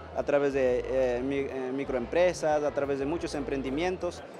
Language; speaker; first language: Spanish; native; Spanish